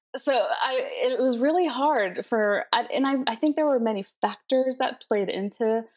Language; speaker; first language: English; early bilingual, other home language; Spanish